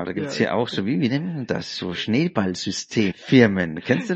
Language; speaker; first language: German; native; German